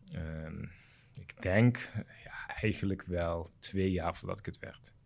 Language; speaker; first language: Dutch; non-native, local second language; Papiamento